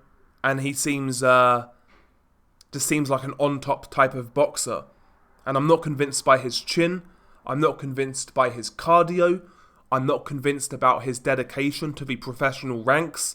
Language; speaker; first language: English; native; English